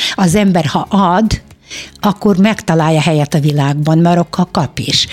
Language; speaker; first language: Hungarian; non-native, fluent; Russian